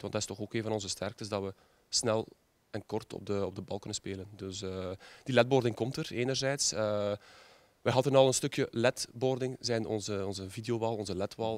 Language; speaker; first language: Dutch; native; Dutch